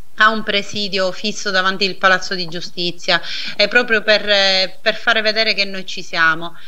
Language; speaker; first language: Italian; native; Italian